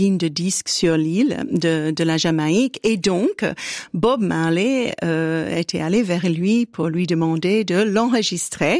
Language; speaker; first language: French; non-native, fluent; English